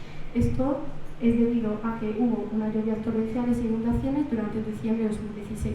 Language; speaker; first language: Spanish; early bilingual, other home language; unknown